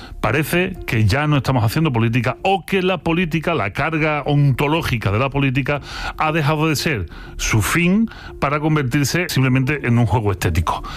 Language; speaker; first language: Spanish; native; Spanish